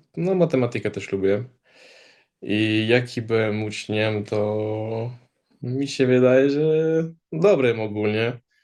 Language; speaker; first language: Polish; early bilingual, heritage; Polish